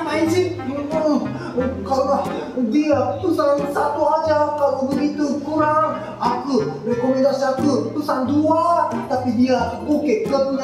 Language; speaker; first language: Indonesian; non-native, learner; Japanese